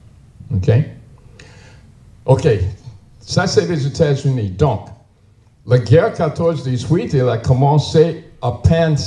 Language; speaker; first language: French; non-native, learner; English